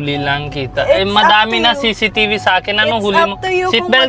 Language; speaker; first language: Filipino; non-native, learner; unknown